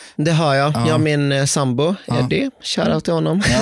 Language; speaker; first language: Swedish; early bilingual, other home language; Vietnamese